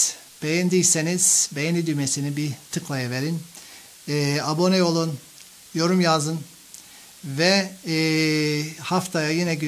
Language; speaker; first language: Turkish; non-native, fluent; English